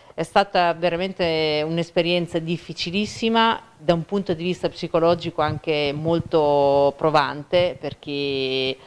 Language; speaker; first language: Italian; native; Italian